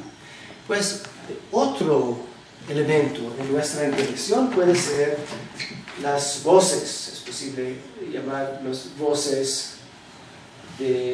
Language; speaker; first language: Spanish; non-native, fluent; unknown